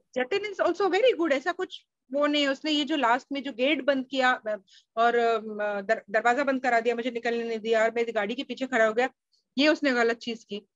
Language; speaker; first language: Hindi; native; Hindi